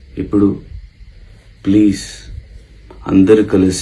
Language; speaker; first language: Telugu; non-native, local second language; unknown